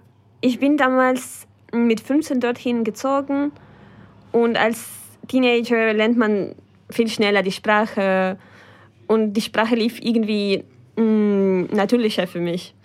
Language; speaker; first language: German; non-native, fluent; Ukrainian